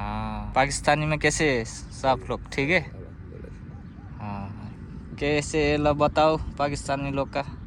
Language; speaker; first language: Hindi; non-native, learner; Nepali